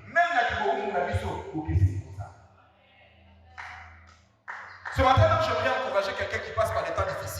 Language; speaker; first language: French; non-native, local second language; Lingala